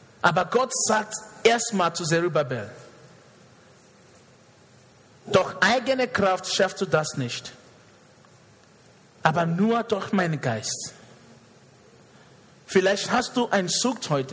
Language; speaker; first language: German; non-native, fluent; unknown